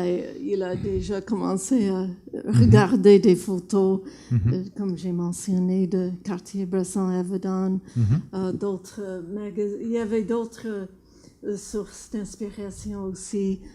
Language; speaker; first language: French; non-native, fluent; English